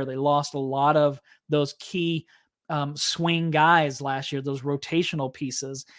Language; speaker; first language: English; native; English